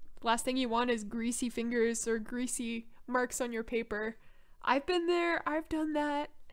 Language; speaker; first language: English; non-native, local second language; French